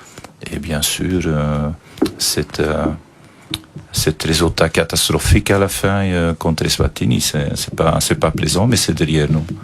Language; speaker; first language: French; non-native, fluent; Dutch